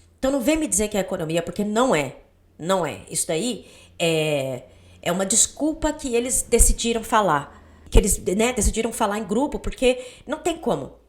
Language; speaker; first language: Portuguese; native; Portuguese